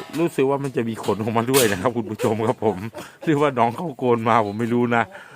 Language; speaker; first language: Thai; native; Thai